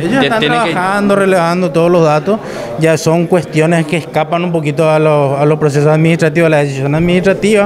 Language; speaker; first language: Spanish; native; Spanish